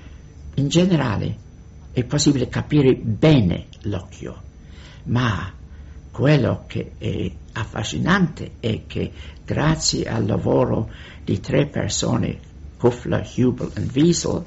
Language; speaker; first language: Italian; non-native, fluent; English